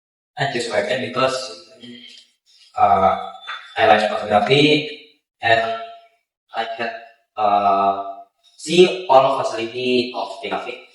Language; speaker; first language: English; non-native, learner; Indonesian